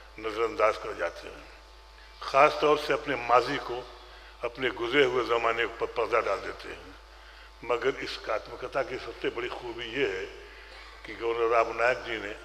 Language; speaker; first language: Urdu; native; Urdu